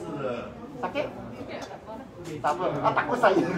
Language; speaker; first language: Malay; non-native, local second language; Cantonese